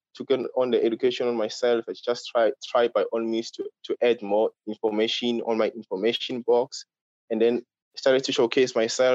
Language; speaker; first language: English; non-native, local second language; Swati